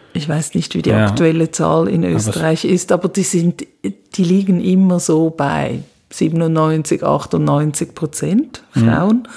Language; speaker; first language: German; native; German